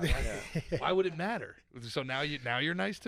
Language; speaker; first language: English; native; English